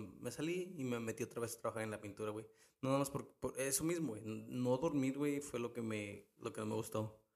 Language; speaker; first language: Spanish; early bilingual, heritage; Spanish